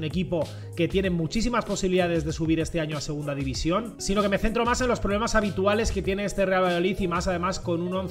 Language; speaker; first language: Spanish; native; Spanish